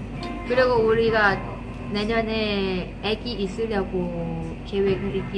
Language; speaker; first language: Korean; non-native, fluent; Thai